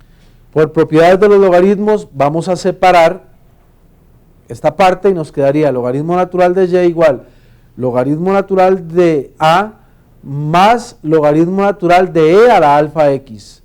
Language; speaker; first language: Spanish; native; Spanish